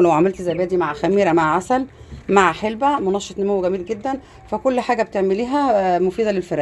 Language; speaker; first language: Arabic; native; Arabic